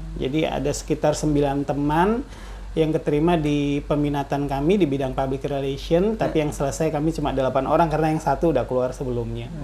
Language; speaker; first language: Indonesian; native; Indonesian